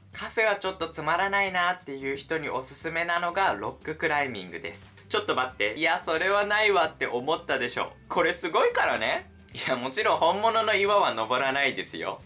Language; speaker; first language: Japanese; native; Japanese